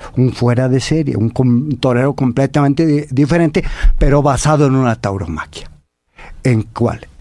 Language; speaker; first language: Spanish; native; Spanish